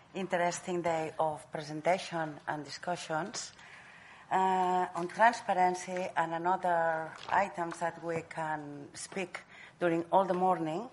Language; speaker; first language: English; non-native, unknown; Catalan